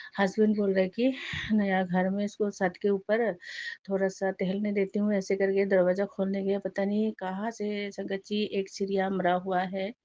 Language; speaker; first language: Hindi; non-native, local second language; Assamese